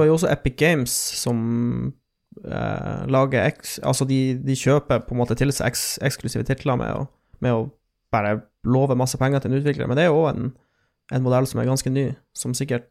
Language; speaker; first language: Norwegian; native; Norwegian